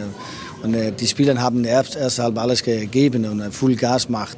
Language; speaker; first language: German; non-native, fluent; Danish